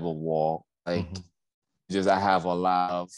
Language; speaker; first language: English; native; English